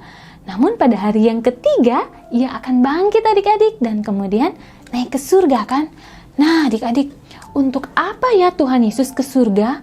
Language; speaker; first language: Indonesian; native; Indonesian